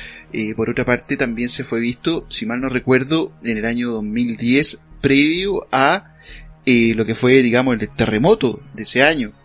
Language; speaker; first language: Spanish; native; Spanish